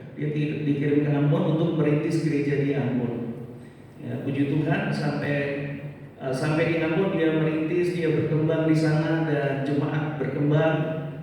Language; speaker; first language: Indonesian; native; Indonesian